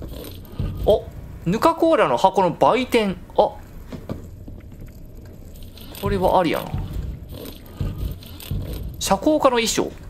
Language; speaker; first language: Japanese; native; Japanese